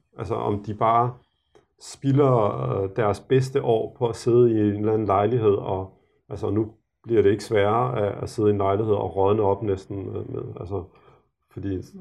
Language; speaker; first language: Danish; early bilingual, other home language; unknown